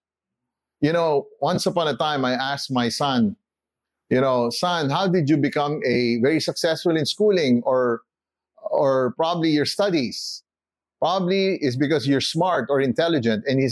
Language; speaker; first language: English; non-native, local second language; Filipino